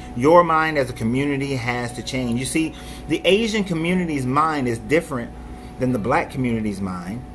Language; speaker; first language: English; native; English